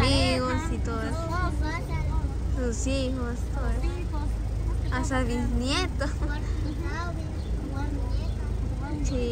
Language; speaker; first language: Spanish; native; Spanish